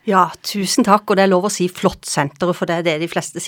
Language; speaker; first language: Norwegian; native; Norwegian